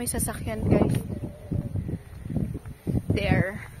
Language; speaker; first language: Filipino; native; Filipino